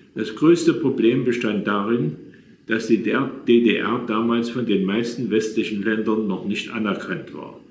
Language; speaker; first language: German; native; German